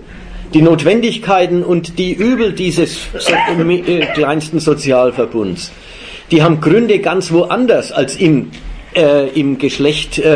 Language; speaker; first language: German; native; German